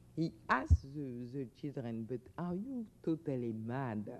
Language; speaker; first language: English; non-native, fluent; French